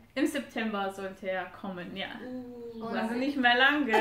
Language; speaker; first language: German; non-native, fluent; Romanian